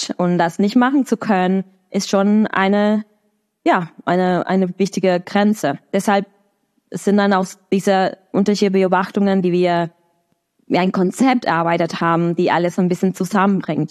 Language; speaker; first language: German; non-native, fluent; Spanish